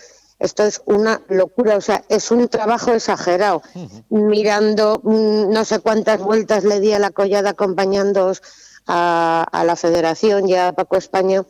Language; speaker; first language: Spanish; native; Spanish